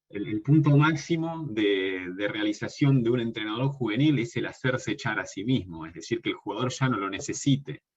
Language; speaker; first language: Spanish; native; Spanish